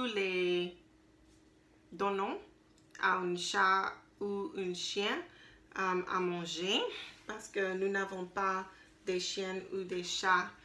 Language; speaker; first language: French; non-native, learner; English